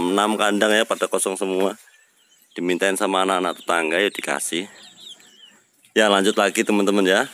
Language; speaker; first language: Malay; native; Malay